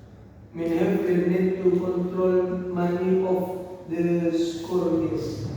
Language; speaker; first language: English; non-native, local second language; Indonesian